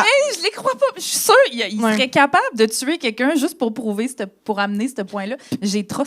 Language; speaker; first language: French; native; French